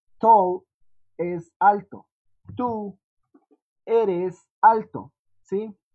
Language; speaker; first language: Spanish; native; Spanish